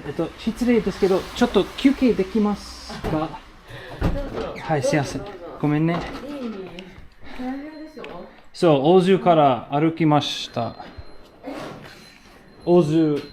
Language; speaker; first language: Japanese; non-native, learner; English